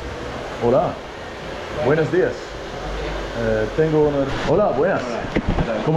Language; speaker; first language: Spanish; non-native, learner; English